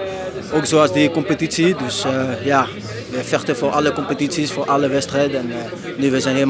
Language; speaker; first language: Dutch; non-native, fluent; French